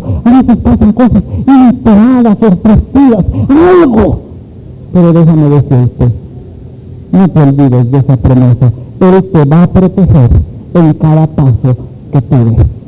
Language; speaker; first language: Spanish; native; Spanish